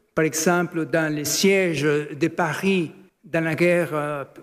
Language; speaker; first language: French; non-native, fluent; Spanish